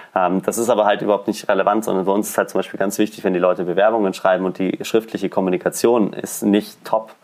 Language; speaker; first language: German; native; German